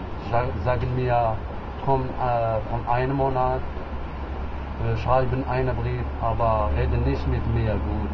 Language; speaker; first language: German; non-native, learner; Arabic